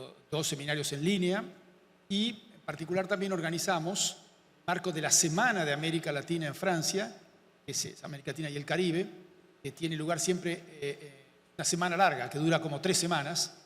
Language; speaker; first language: Spanish; native; Spanish